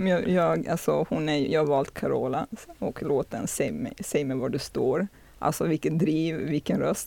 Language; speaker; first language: Swedish; native; Swedish